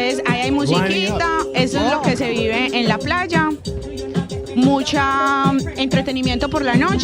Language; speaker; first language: Spanish; native; Spanish